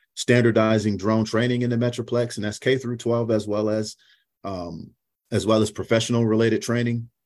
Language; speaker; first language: English; native; English